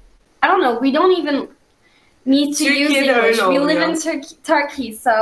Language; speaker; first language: English; non-native, fluent; Turkish